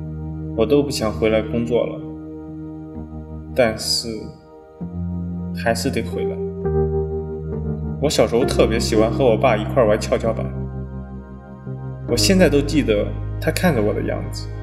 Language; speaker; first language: Chinese; native; Chinese